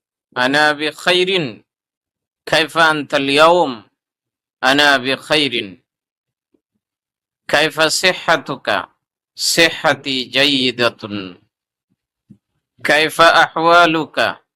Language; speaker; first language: Arabic; non-native, fluent; Urdu